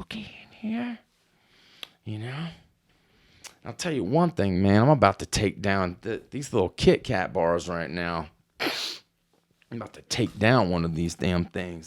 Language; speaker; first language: English; native; English